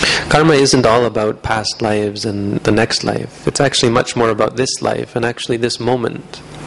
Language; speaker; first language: English; native; English